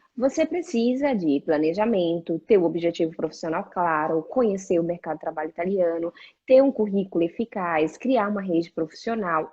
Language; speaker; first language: Portuguese; native; Portuguese